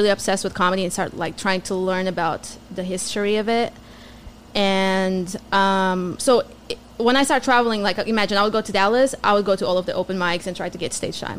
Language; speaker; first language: English; non-native, fluent; Portuguese